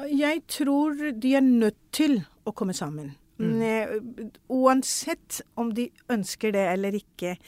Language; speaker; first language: Norwegian; non-native, fluent; Urdu